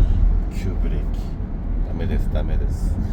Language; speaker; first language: Japanese; non-native, fluent; Korean